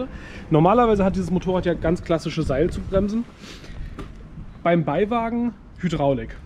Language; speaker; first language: German; native; German